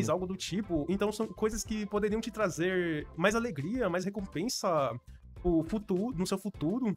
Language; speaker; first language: Portuguese; native; Portuguese